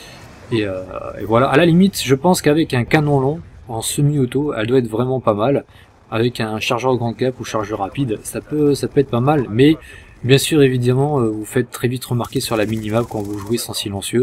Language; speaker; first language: French; native; French